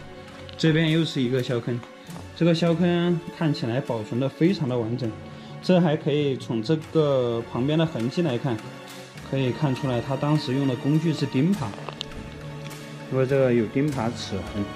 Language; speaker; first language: Chinese; native; Chinese